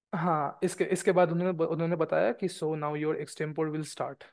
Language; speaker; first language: Hindi; non-native, local second language; Bangla